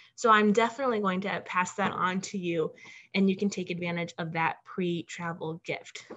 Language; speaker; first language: English; native; English